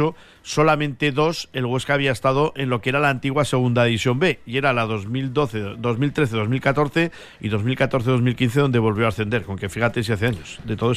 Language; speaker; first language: Spanish; native; Spanish